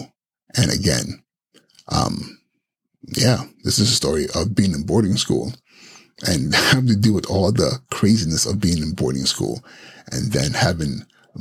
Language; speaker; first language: English; non-native, local second language; Igbo